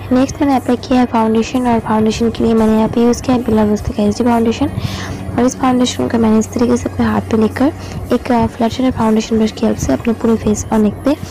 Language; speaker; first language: Hindi; non-native, local second language; Bangla